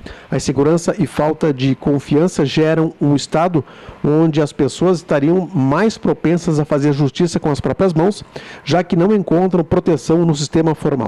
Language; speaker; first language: Portuguese; native; Portuguese